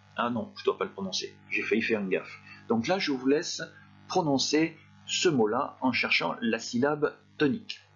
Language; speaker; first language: French; native; French